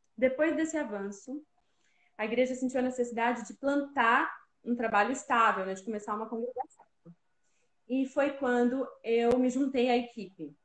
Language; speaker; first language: Portuguese; native; Portuguese